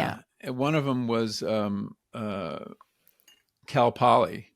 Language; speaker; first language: English; native; English